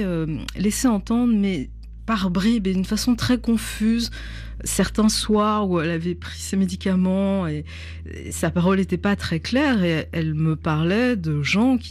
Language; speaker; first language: French; native; French